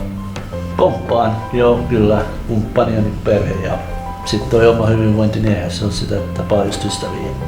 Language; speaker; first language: Finnish; native; Finnish